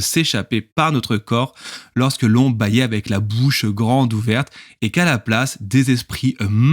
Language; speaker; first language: French; native; French